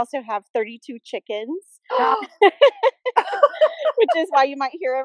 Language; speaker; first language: English; native; English